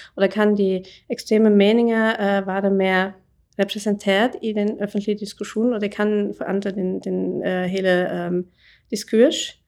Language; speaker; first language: Norwegian; non-native, fluent; English